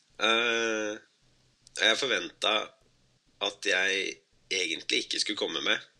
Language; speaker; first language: Norwegian; early bilingual, other home language; Spanish